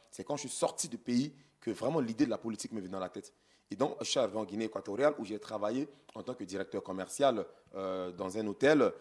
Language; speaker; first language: French; non-native, local second language; Sango